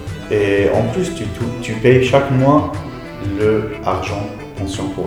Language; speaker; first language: French; non-native, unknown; Arabic